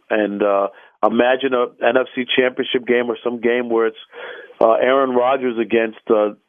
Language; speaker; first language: English; native; English